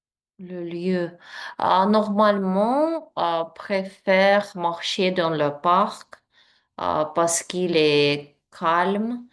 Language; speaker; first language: French; non-native, learner; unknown